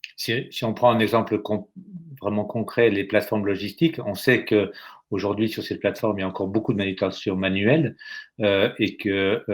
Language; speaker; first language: French; native; French